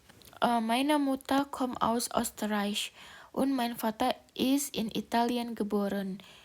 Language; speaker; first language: German; non-native, learner; Indonesian